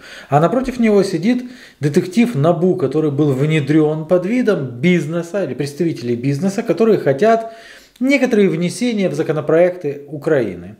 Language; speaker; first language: Russian; native; Russian